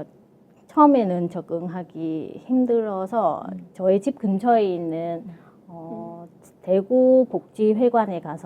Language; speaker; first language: Korean; non-native, fluent; Vietnamese